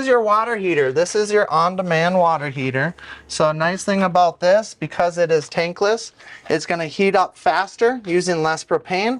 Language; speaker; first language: English; native; English